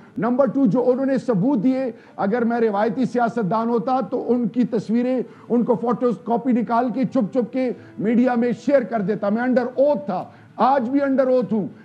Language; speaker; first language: Urdu; non-native, local second language; Pashto